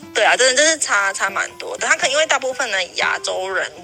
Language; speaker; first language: Chinese; native; Chinese